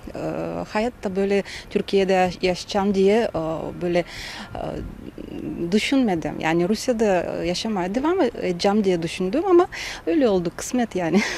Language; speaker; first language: Turkish; non-native, fluent; Russian